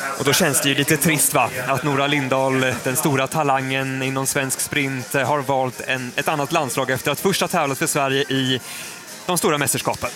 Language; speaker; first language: Swedish; native; Swedish